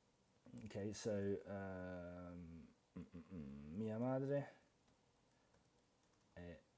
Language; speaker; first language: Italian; non-native, fluent; English